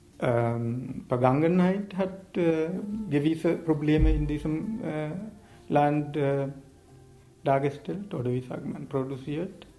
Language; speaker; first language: German; non-native, learner; Sinhala